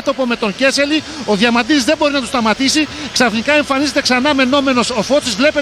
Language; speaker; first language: Greek; native; Greek